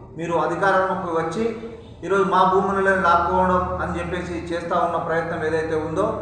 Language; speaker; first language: Telugu; non-native, local second language; Lambadi